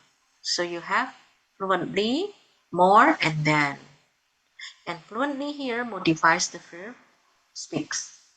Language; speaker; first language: English; non-native, fluent; Indonesian